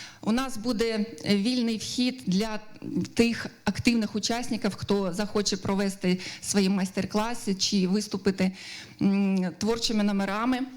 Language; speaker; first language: Ukrainian; native; Ukrainian